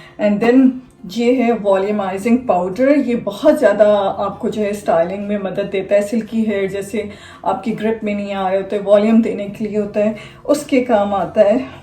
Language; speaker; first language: Urdu; native; Urdu